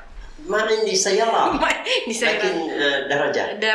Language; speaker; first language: Arabic; non-native, learner; Indonesian